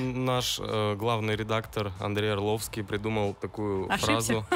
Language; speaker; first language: Russian; native; Russian